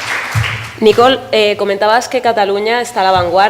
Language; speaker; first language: Spanish; native; Spanish